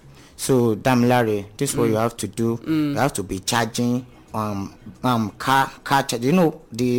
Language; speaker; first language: English; non-native, local second language; Yoruba